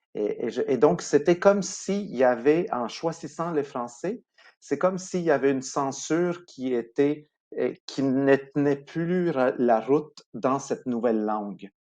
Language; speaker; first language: French; early bilingual, other home language; Spanish